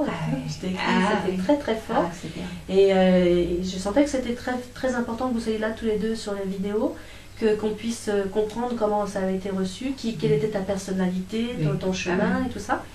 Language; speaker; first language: French; native; French